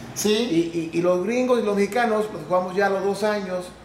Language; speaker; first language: Spanish; early bilingual, heritage; Spanish